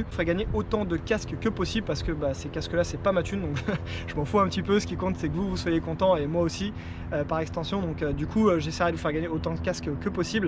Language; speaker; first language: French; native; French